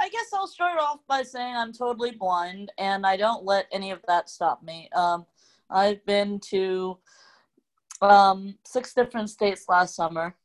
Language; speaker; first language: English; non-native, local second language; Cantonese